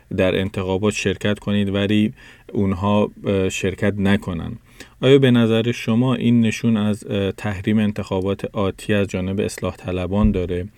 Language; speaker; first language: Persian; native; Persian